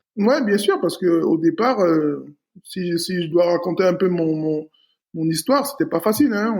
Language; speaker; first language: French; native; French